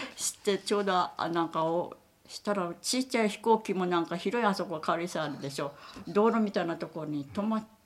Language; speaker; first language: Japanese; native; Japanese